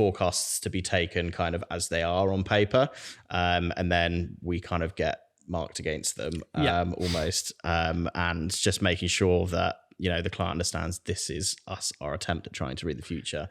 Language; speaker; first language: English; native; English